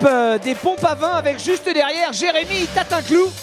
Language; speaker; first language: French; native; French